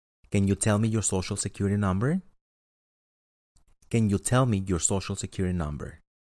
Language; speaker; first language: English; non-native, fluent; Spanish